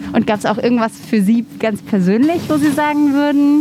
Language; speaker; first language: German; native; German